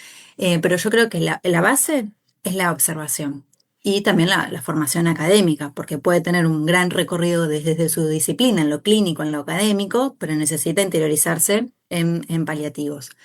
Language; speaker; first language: Spanish; native; Spanish